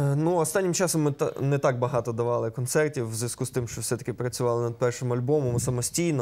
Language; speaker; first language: Ukrainian; native; Ukrainian